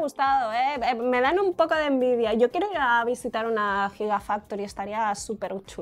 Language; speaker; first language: Spanish; native; Spanish